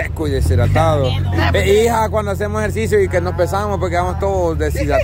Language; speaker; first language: Spanish; native; Spanish